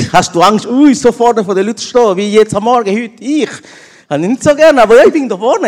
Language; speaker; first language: German; non-native, learner; Spanish